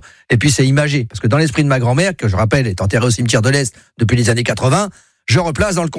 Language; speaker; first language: French; native; French